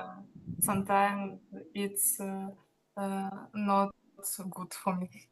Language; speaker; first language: English; non-native, learner; Russian